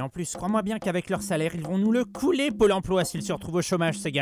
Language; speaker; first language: French; native; French